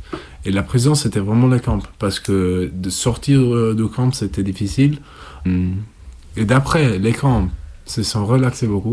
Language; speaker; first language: French; non-native, fluent; Italian